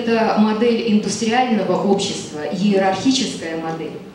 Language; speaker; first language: Russian; native; Russian